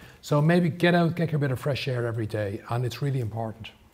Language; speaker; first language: English; native; English